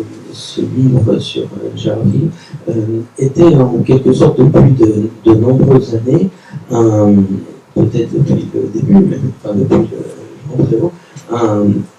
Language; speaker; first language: French; native; French